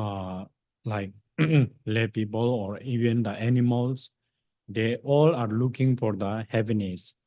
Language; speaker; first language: English; non-native, fluent; Tibetan